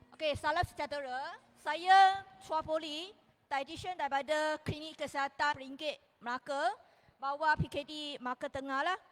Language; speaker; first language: Malay; non-native, local second language; Chinese